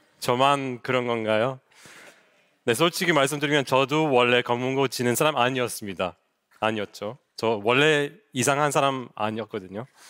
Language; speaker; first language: Korean; non-native, fluent; English